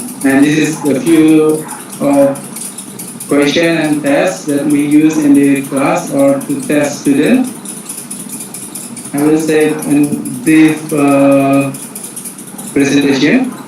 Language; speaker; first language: English; non-native, fluent; Indonesian